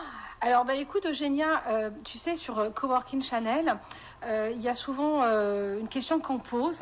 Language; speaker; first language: French; native; French